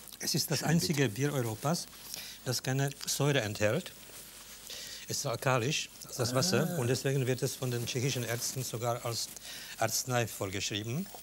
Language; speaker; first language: German; non-native, fluent; Czech